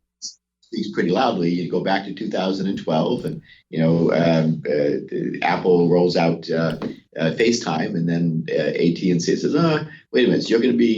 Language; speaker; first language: English; native; English